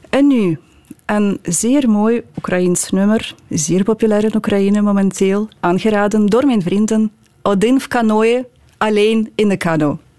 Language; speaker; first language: Dutch; non-native, fluent; Ukrainian